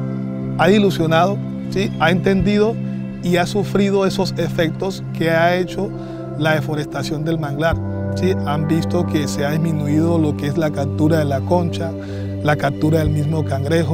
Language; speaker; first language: Spanish; native; Spanish